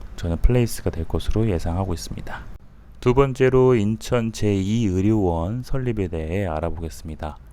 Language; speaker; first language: Korean; native; Korean